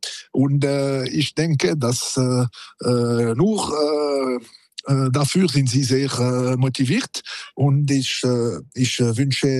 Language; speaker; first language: German; non-native, learner; French